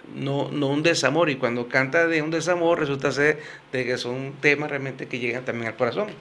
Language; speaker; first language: Spanish; native; Spanish